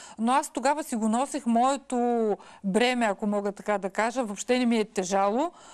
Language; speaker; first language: Bulgarian; early bilingual, heritage; Bulgarian